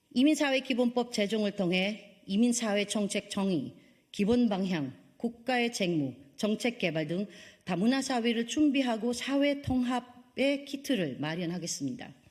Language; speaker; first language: Korean; non-native, fluent; Filipino